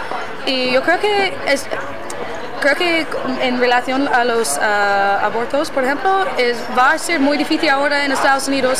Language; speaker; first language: Spanish; non-native, learner; English